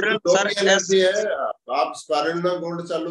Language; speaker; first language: Hindi; native; Hindi